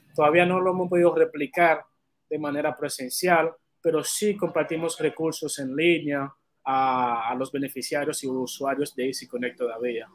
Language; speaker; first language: Spanish; non-native, fluent; Haitian Creole